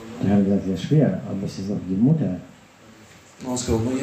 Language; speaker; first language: German; non-native, fluent; Russian